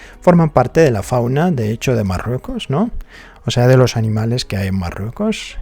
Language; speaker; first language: Spanish; non-native, fluent; Arabic